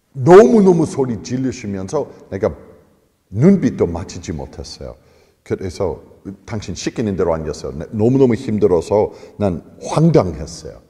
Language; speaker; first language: Korean; non-native, fluent; English